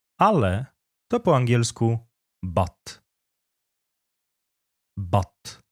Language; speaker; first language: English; non-native, fluent; Polish